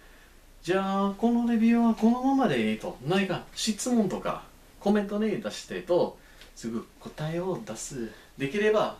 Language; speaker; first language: Japanese; non-native, learner; English